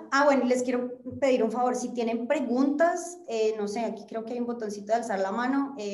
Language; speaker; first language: Spanish; native; Spanish